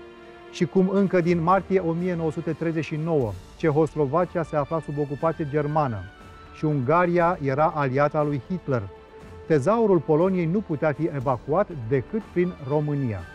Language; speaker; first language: Romanian; native; Romanian